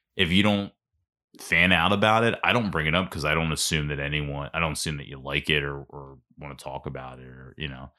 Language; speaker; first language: English; native; English